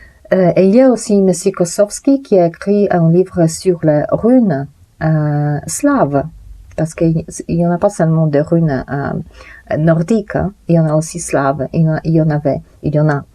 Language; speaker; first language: French; non-native, fluent; Polish